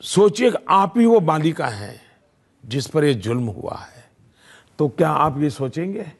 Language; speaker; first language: Hindi; non-native, local second language; Gujarati